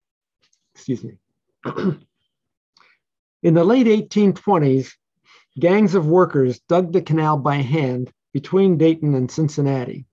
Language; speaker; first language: English; native; English